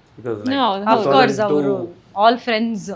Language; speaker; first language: Kannada; non-native, local second language; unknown